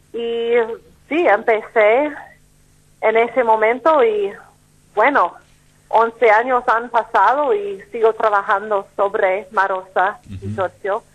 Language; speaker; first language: Spanish; non-native, fluent; English